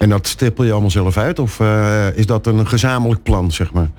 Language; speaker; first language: Dutch; native; Dutch